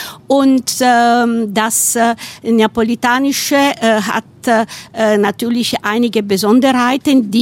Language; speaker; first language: German; non-native, fluent; Italian